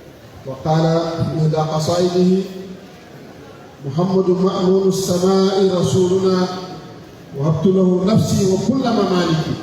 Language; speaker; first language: Arabic; non-native, fluent; Wolof